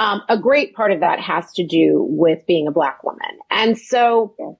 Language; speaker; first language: English; native; English